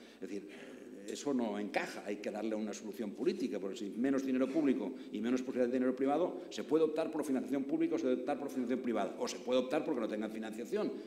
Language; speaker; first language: Spanish; non-native, local second language; Catalan